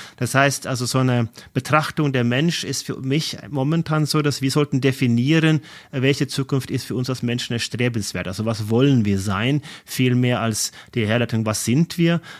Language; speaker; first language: German; non-native, fluent; Norwegian